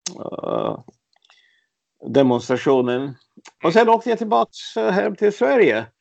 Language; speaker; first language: Swedish; early bilingual, other home language; Latvian